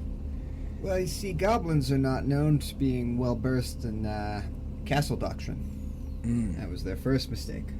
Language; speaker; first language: English; native; English